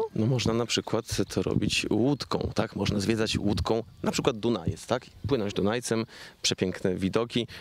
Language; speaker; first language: Polish; native; Polish